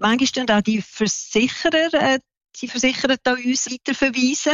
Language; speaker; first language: German; native; German